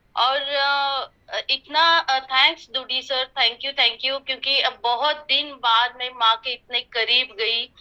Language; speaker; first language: Hindi; non-native, local second language; Marathi